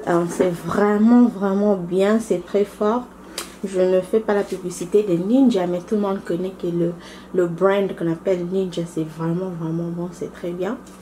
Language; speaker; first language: French; non-native, local second language; Lingala